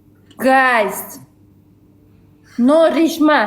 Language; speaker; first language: English; non-native, learner; Uzbek